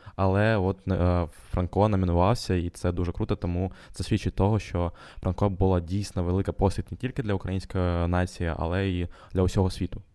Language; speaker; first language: Ukrainian; non-native, local second language; Russian